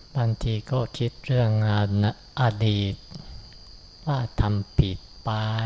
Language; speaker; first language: Thai; non-native, fluent; Japanese